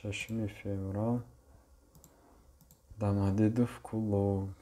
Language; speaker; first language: Russian; non-native, local second language; Tajik